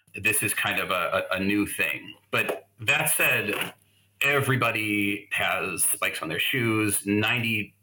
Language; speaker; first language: English; native; English